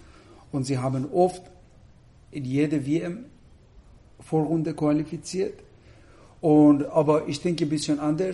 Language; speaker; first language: German; non-native, fluent; Persian